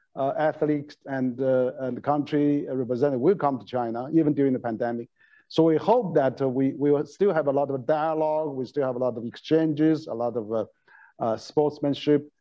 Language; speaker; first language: English; non-native, fluent; Chinese